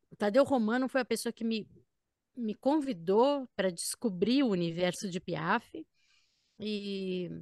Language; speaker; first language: Portuguese; native; Portuguese